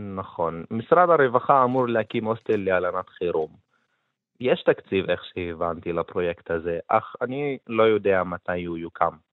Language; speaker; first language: Hebrew; non-native, local second language; Arabic